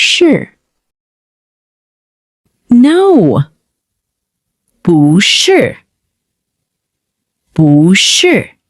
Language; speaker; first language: Chinese; non-native, learner; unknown